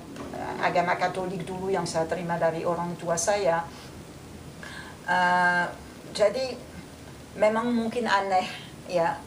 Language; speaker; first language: Indonesian; non-native, fluent; French